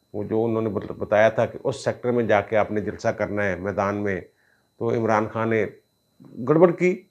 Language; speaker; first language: Urdu; non-native, local second language; Punjabi